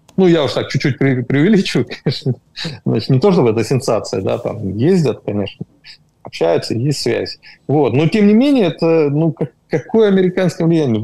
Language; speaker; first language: Russian; native; Russian